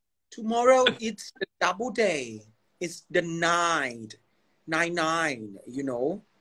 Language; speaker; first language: English; non-native, learner; Thai